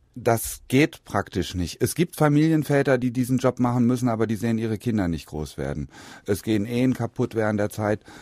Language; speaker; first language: German; native; German